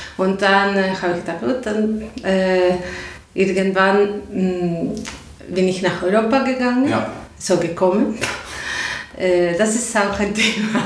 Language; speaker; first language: German; non-native, learner; Spanish